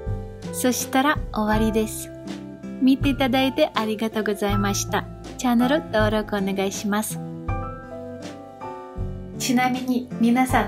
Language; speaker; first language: Japanese; non-native, fluent; Russian